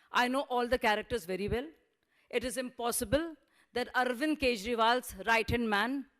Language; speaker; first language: English; non-native, local second language; Hindi